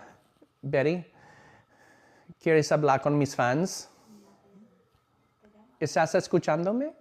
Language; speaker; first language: Spanish; non-native, learner; English